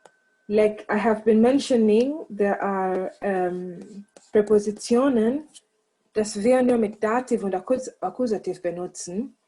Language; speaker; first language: German; non-native, learner; English